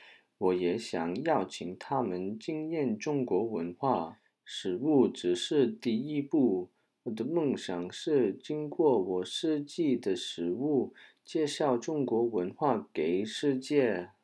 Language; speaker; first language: Chinese; non-native, learner; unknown